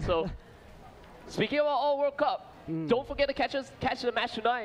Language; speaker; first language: English; native; English